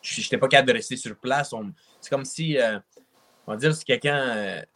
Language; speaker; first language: French; native; French